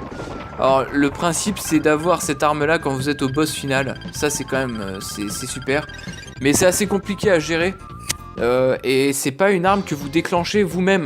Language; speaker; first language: French; native; French